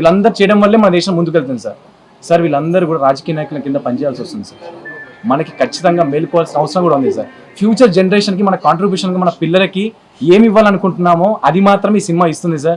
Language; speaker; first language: Telugu; native; Telugu